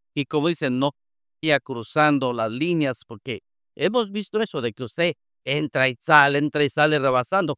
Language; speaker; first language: Spanish; native; Spanish